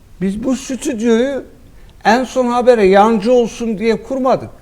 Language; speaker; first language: Turkish; native; Turkish